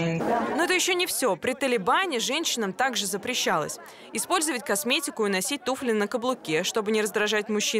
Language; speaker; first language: Russian; native; Russian